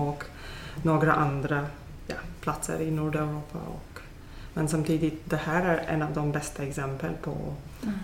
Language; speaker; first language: Swedish; non-native, fluent; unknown